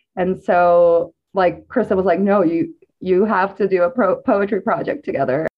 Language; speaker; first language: English; non-native, fluent; Portuguese